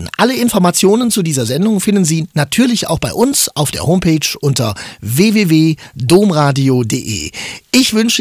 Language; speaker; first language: German; native; German